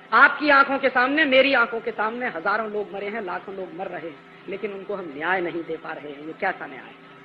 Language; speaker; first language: Hindi; native; Hindi